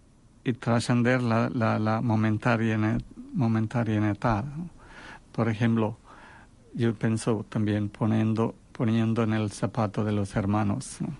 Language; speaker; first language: Spanish; non-native, fluent; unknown